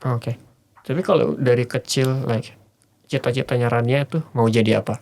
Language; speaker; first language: Indonesian; native; Indonesian